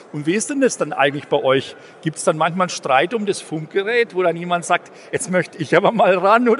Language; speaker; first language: German; native; German